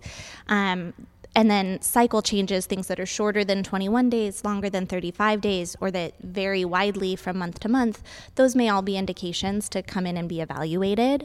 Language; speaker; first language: English; native; English